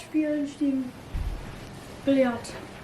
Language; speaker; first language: German; early bilingual, other home language; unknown